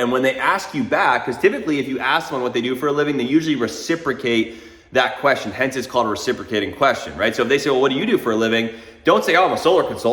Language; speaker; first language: English; native; English